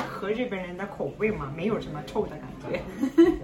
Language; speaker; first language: Chinese; non-native, fluent; Japanese